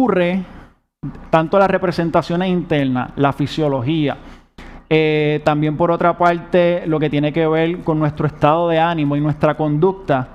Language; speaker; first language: Spanish; native; Spanish